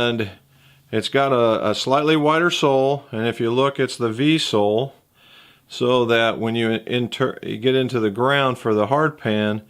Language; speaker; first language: English; native; English